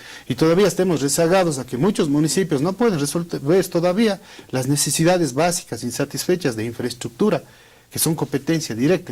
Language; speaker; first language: Spanish; native; Spanish